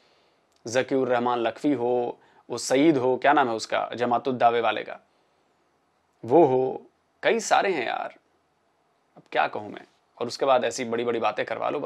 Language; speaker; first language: Hindi; native; Hindi